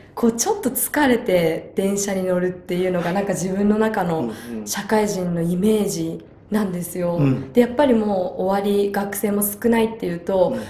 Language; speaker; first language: Japanese; native; Japanese